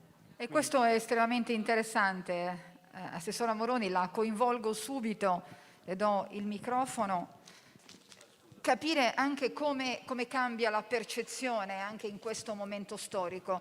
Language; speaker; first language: Italian; native; Italian